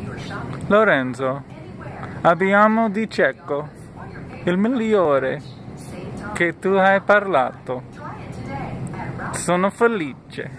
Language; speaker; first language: Italian; non-native, learner; English